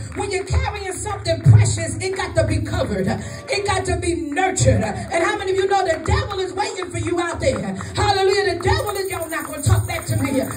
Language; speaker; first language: English; native; English